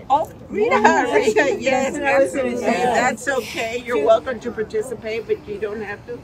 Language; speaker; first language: English; early bilingual, other home language; Spanish